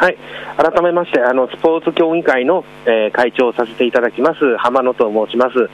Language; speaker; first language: Japanese; native; Japanese